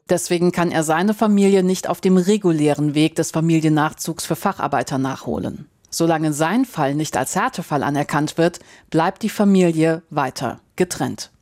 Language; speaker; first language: German; native; German